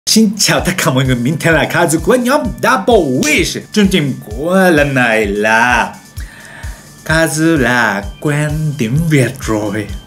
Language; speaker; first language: Vietnamese; non-native, learner; Japanese